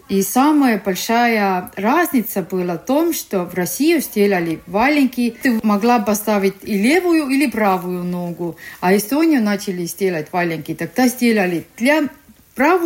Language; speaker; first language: Russian; non-native, learner; Estonian